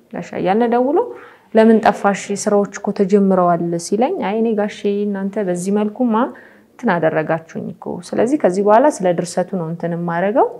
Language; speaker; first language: Amharic; native; Amharic